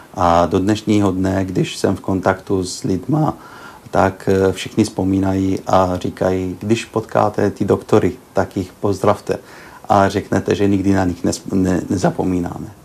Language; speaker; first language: Czech; early bilingual, heritage; Arabic